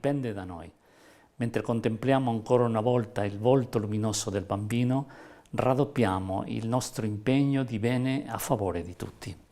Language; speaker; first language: Italian; non-native, fluent; Spanish